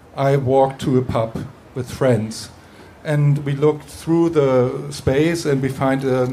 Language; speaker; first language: English; non-native, fluent; German